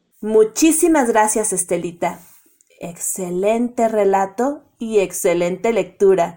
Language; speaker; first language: Spanish; native; Spanish